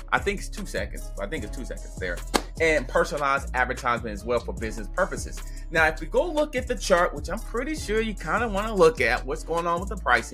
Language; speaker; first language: English; native; English